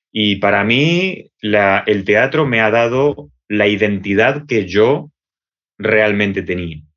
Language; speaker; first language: Spanish; native; Spanish